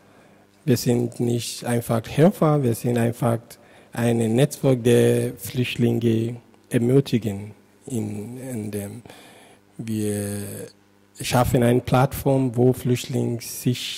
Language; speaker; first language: German; non-native, learner; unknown